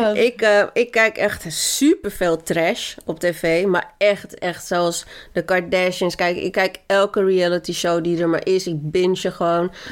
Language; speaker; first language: Dutch; early bilingual, other home language; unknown